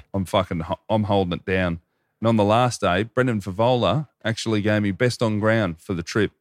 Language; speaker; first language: English; native; English